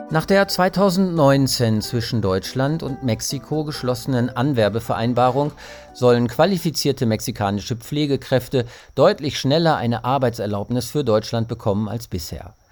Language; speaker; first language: German; native; German